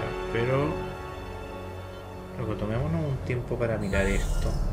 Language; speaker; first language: Spanish; native; Spanish